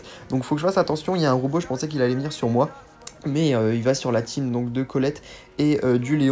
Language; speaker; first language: French; native; French